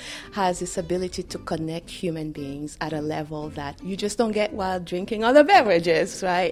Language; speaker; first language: English; non-native, fluent; French